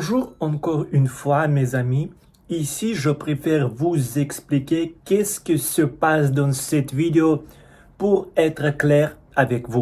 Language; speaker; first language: French; non-native, fluent; Russian